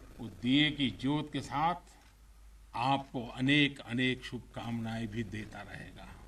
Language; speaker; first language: Hindi; non-native, local second language; Gujarati